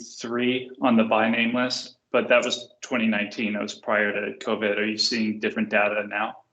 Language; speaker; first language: English; native; English